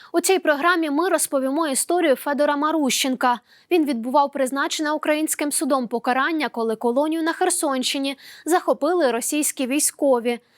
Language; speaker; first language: Ukrainian; native; Ukrainian